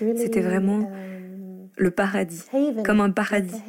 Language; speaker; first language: French; non-native, fluent; Arabic